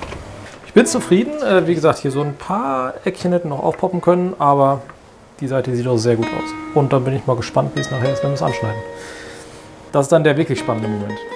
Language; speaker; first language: German; native; German